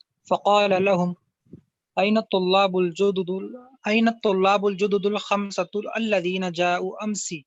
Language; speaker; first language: Arabic; non-native, learner; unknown